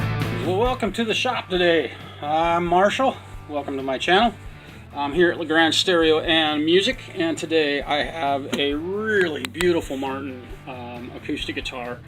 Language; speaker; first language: English; native; English